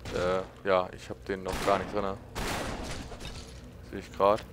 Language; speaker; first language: German; native; German